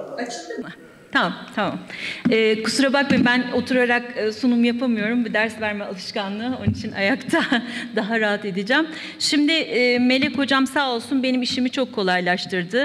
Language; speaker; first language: Turkish; native; Turkish